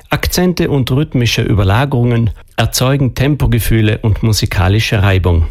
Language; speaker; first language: German; native; German